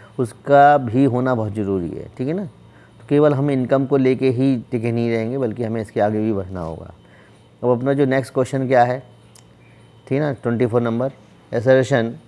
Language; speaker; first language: Hindi; native; Hindi